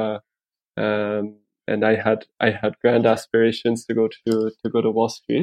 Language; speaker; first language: English; native; English